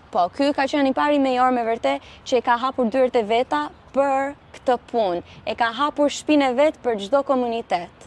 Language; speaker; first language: Albanian; early bilingual, heritage; Albanian